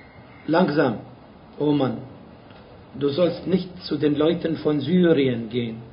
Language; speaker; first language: German; non-native, fluent; Arabic